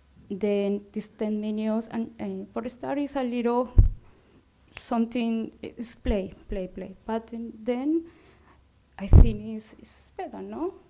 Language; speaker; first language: English; non-native, learner; Spanish